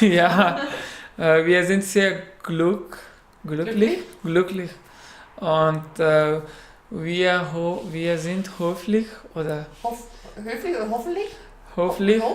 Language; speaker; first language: German; non-native, learner; Pashto